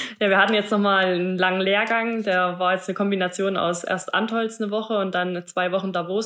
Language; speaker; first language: German; native; German